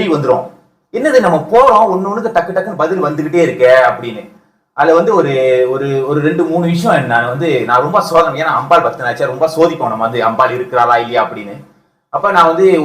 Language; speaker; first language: Tamil; early bilingual, heritage; Tamil